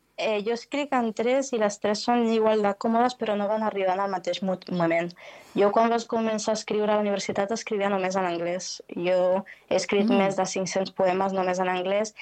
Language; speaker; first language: Catalan; non-native, local second language; Spanish